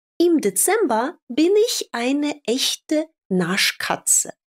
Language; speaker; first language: German; non-native, fluent; Russian